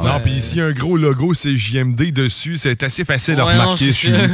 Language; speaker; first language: French; native; French